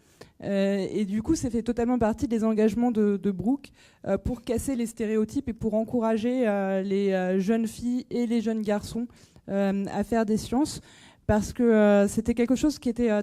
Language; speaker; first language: French; native; French